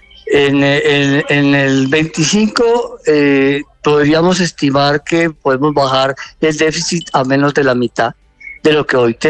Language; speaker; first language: Spanish; native; Spanish